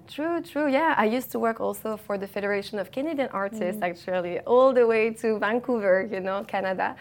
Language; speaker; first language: English; non-native, fluent; French